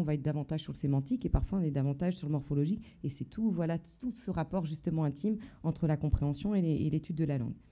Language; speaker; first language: French; native; French